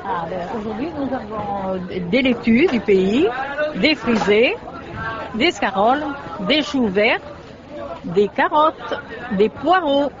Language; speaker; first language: French; native; French